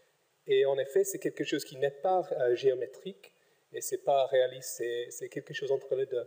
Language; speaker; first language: French; non-native, fluent; English